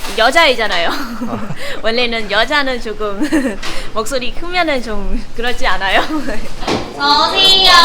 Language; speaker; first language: Korean; non-native, fluent; Vietnamese